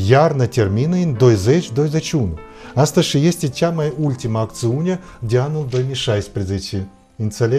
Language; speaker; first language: Romanian; non-native, fluent; Russian